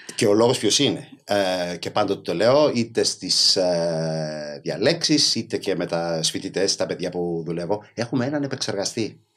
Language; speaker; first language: Greek; early bilingual, other home language; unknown